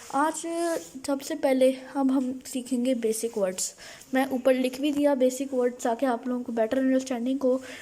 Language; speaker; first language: Urdu; native; Urdu